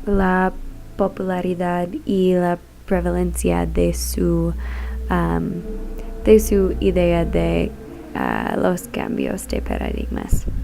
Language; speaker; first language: Spanish; non-native, learner; English